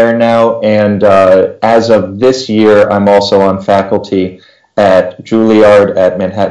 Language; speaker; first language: English; native; English